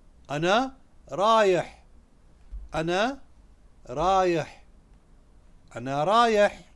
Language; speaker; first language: Arabic; non-native, fluent; Urdu